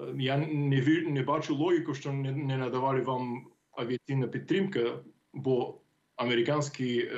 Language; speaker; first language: Ukrainian; non-native, fluent; English